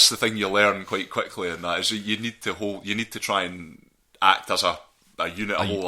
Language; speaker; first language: English; native; English